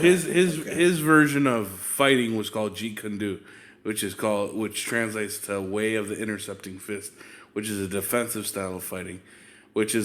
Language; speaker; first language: English; native; English